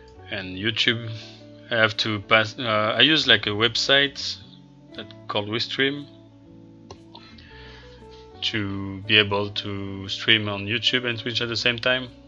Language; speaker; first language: English; non-native, fluent; French